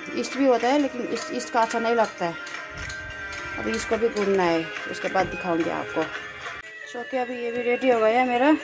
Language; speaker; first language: Hindi; non-native, local second language; Nepali